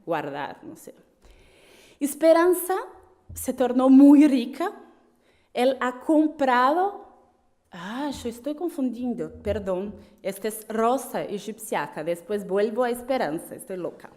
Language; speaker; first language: Spanish; non-native, fluent; Portuguese